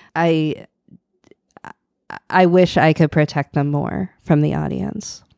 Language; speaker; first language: English; native; English